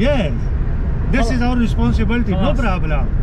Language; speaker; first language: English; non-native, learner; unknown